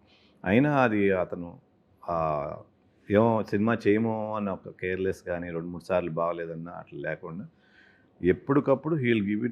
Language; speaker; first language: Telugu; native; Telugu